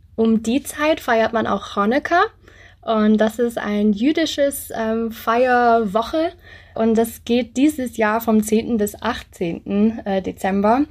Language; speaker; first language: German; early bilingual, other home language; English